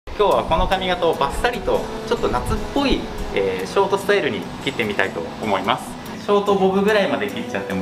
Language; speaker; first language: Japanese; native; Japanese